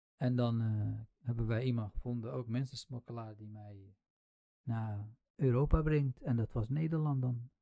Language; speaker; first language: Dutch; non-native, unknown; Kurdish